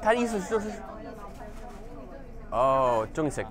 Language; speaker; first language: Chinese; non-native, fluent; English